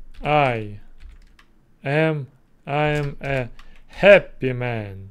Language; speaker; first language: English; non-native, learner; Russian